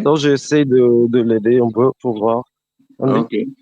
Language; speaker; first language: French; non-native, local second language; Wolof